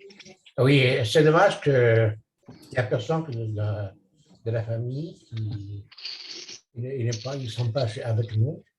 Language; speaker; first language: French; early bilingual, heritage; Hebrew